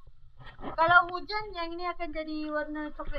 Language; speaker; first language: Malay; non-native, local second language; Tamil